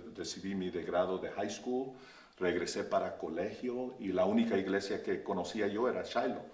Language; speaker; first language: Spanish; early bilingual, heritage; Spanish